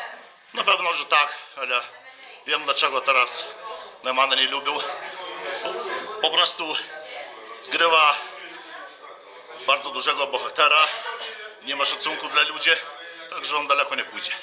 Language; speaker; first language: Polish; non-native, fluent; Lithuanian